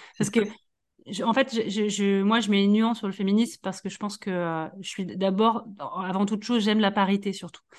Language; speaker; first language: French; native; French